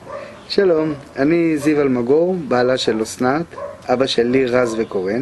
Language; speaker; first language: Hebrew; native; Hebrew